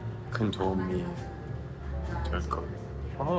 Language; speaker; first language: Korean; non-native, learner; English